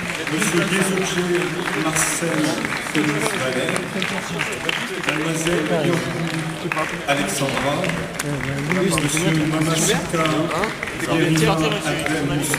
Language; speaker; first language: French; native; French